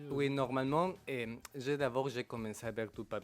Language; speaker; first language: French; non-native, local second language; Spanish